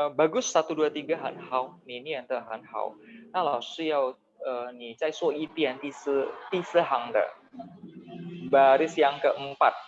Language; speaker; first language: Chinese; non-native, fluent; Indonesian